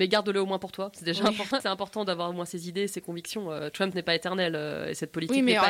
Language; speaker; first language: French; native; French